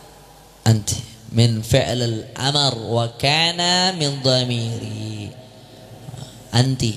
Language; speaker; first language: Arabic; non-native, fluent; Indonesian